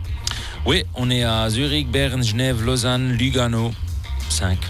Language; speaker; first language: French; non-native, local second language; German